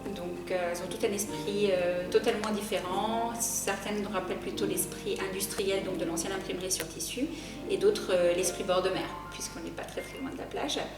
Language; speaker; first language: French; early bilingual, other home language; Arabic